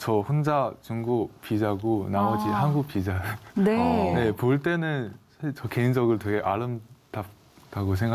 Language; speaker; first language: Korean; non-native, fluent; Chinese